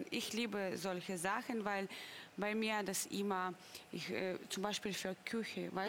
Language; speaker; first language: German; non-native, fluent; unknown